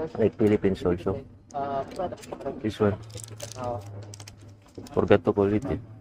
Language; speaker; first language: English; non-native, local second language; Filipino